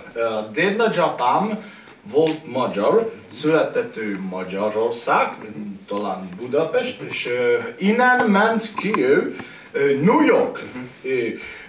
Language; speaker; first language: Hungarian; non-native, learner; English